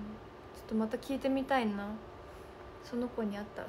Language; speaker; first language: Japanese; native; Japanese